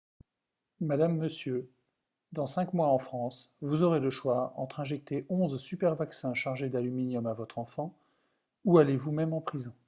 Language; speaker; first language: French; native; French